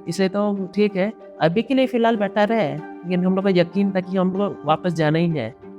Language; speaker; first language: Hindi; non-native, local second language; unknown